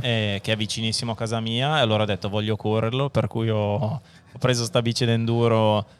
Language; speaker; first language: Italian; native; Italian